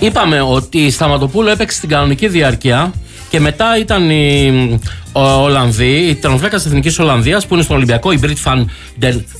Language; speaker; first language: Greek; native; Greek